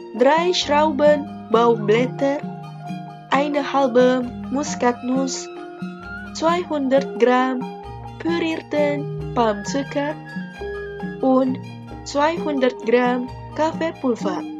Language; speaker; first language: German; non-native, fluent; Indonesian